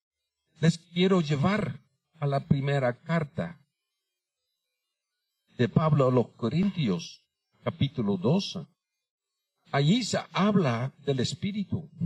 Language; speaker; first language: Spanish; non-native, fluent; Dutch